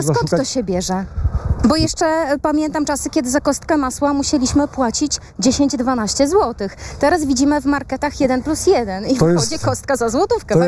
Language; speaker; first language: Polish; native; Polish